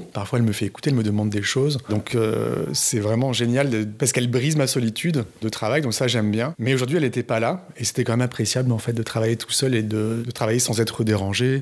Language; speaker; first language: French; native; French